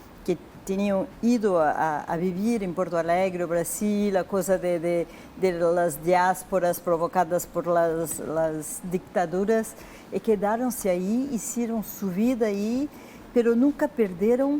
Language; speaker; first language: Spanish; non-native, fluent; Portuguese